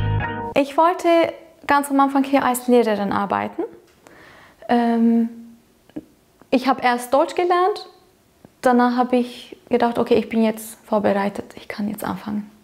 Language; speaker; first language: German; non-native, fluent; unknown